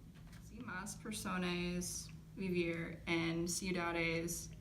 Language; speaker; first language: Spanish; non-native, learner; English